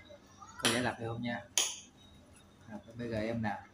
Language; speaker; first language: Vietnamese; native; Vietnamese